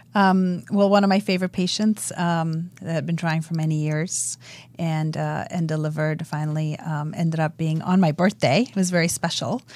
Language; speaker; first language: English; early bilingual, other home language; Romanian